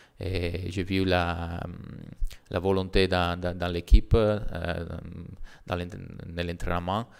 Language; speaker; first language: French; non-native, learner; Italian